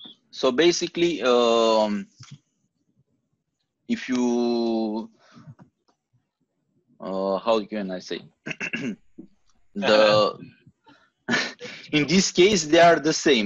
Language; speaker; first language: English; non-native, fluent; Romanian